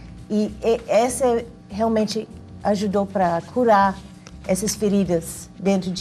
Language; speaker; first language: Portuguese; non-native, learner; English